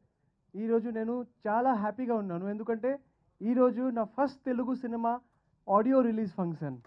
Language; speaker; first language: Telugu; non-native, learner; Odia